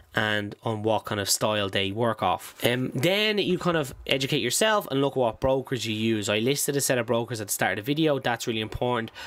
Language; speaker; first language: English; native; English